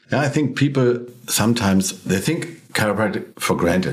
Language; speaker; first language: English; non-native, fluent; German